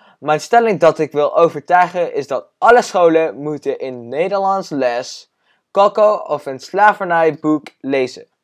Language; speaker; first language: Dutch; non-native, learner; English